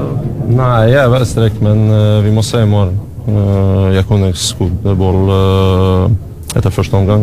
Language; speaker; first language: Norwegian; non-native, learner; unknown